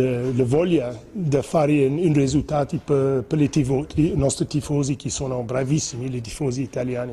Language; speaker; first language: Italian; non-native, fluent; English